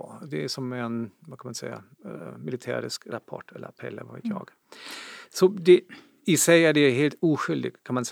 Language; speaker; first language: Swedish; non-native, fluent; German